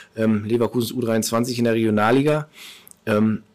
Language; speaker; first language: German; native; German